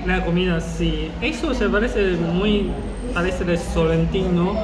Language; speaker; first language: Spanish; non-native, learner; Chinese